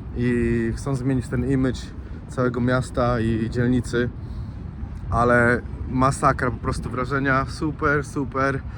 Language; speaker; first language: Polish; native; Polish